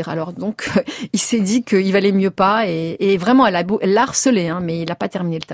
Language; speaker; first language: French; native; French